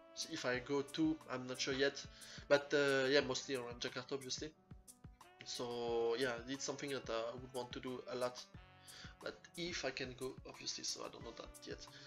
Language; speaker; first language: English; non-native, fluent; French